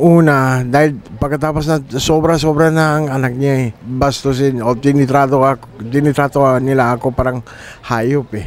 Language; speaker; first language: Filipino; non-native, learner; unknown